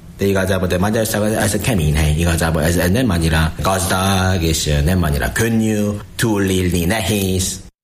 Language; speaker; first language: Hungarian; non-native, learner; Korean